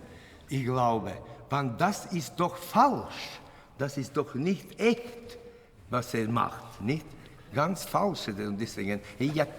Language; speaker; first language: German; non-native, fluent; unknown